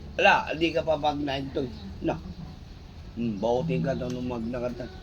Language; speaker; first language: Filipino; non-native, local second language; Iloko